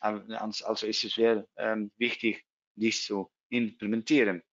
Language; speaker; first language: German; non-native, learner; Dutch